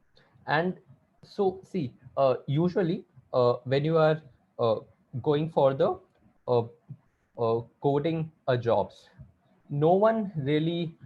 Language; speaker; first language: English; non-native, local second language; Hindi